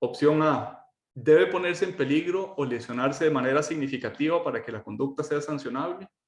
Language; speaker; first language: Spanish; native; Spanish